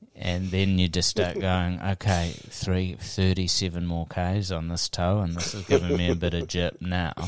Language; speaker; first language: English; native; English